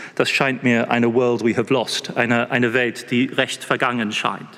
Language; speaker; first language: German; non-native, fluent; English